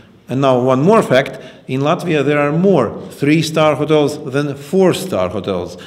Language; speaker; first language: English; non-native, fluent; Latvian